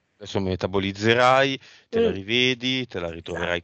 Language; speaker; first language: Italian; native; Italian